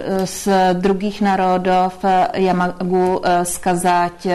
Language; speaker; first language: Russian; non-native, learner; Czech